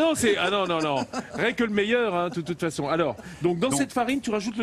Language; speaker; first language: French; native; French